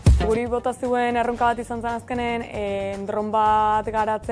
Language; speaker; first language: Basque; native; Basque